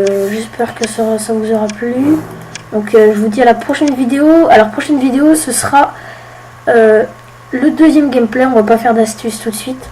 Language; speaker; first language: French; native; French